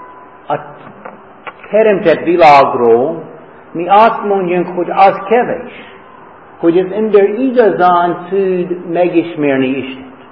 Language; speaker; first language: Hungarian; non-native, fluent; English